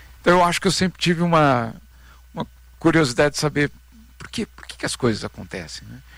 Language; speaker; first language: Portuguese; native; Portuguese